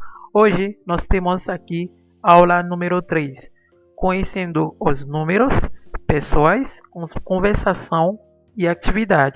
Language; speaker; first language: Portuguese; non-native, fluent; Haitian Creole